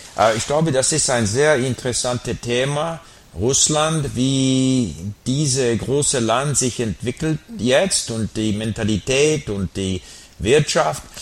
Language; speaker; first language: German; non-native, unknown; English